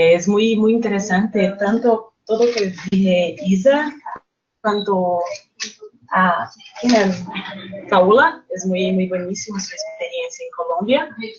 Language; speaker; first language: Spanish; non-native, fluent; Portuguese